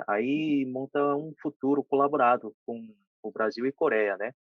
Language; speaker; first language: Portuguese; non-native, fluent; Korean